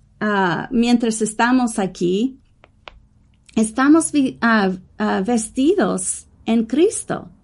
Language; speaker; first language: Spanish; non-native, learner; English